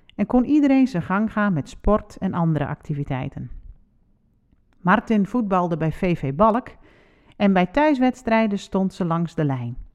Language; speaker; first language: Dutch; non-native, local second language; Western Frisian